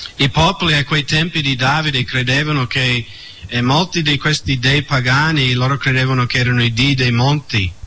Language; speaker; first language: Italian; non-native, fluent; English